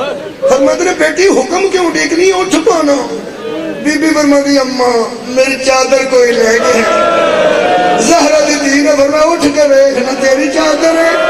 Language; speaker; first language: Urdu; non-native, local second language; Punjabi